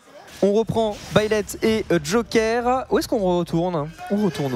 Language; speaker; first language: French; native; French